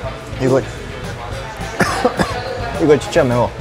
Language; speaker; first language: Korean; non-native, learner; Italian